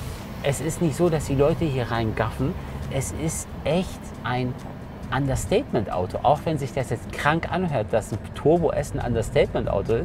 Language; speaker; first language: German; native; German